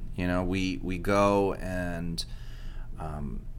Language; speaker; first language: English; early bilingual, other home language; Spanish